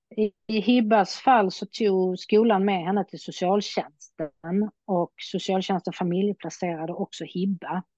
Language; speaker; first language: Swedish; native; Swedish